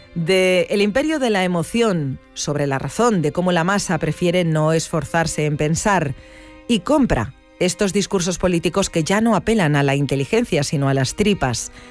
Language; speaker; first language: Spanish; native; Spanish